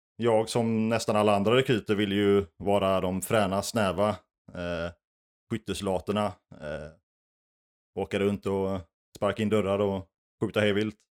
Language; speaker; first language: Swedish; native; Swedish